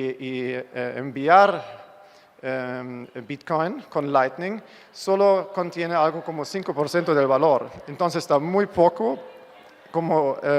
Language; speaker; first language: Spanish; non-native, fluent; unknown